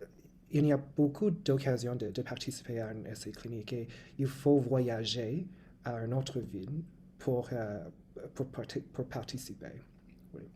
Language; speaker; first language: French; non-native, local second language; English